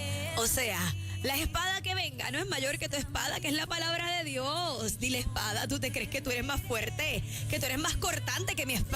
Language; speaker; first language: Spanish; native; Spanish